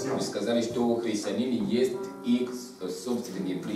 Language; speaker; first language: Russian; non-native, fluent; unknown